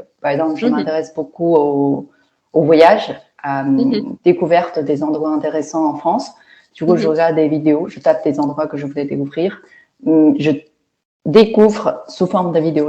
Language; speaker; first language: French; non-native, fluent; Chinese